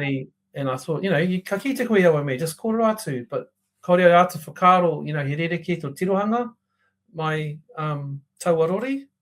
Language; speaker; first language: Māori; non-native, local second language; English